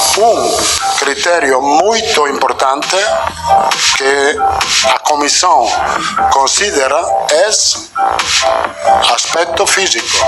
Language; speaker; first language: Portuguese; non-native, learner; Italian